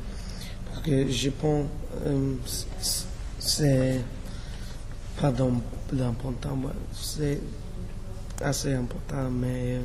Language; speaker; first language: French; non-native, learner; English